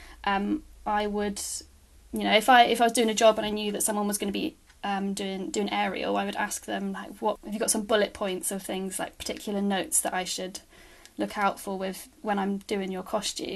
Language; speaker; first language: English; native; English